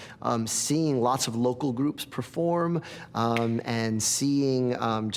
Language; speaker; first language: English; native; English